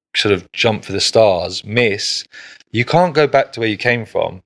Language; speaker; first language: English; native; English